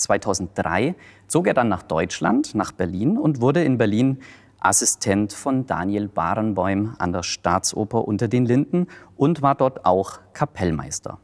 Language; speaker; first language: German; native; German